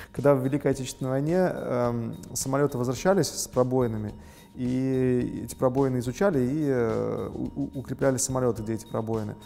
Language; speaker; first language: Russian; native; Russian